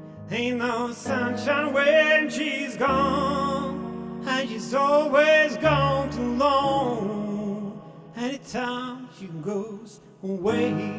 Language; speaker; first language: English; non-native, fluent; Swedish